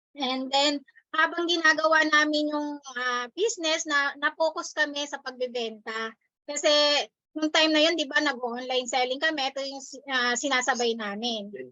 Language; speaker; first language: Filipino; native; Filipino